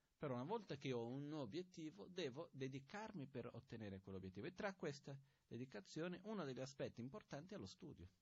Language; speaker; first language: Italian; non-native, fluent; Portuguese